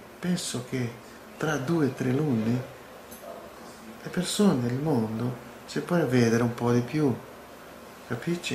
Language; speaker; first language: Italian; non-native, learner; Portuguese